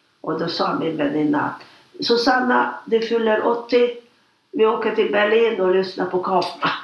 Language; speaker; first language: Swedish; non-native, fluent; Hungarian